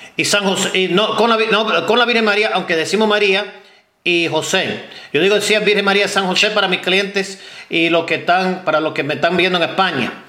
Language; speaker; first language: Spanish; early bilingual, heritage; Spanish